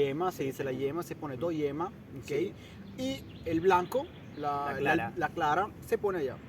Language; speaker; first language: Spanish; early bilingual, heritage; Italian